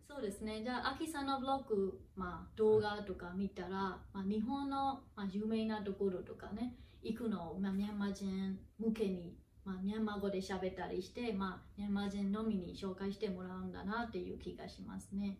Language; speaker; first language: Japanese; non-native, fluent; Burmese